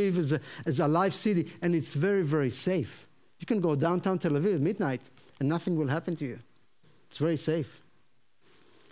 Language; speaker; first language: English; non-native, fluent; Hebrew